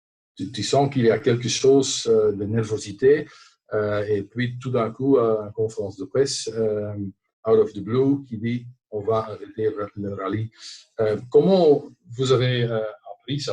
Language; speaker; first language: French; non-native, local second language; Dutch